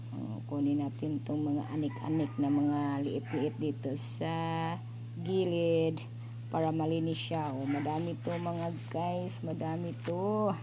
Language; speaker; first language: Filipino; non-native, local second language; Cebuano